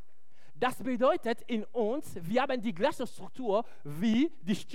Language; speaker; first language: German; non-native, fluent; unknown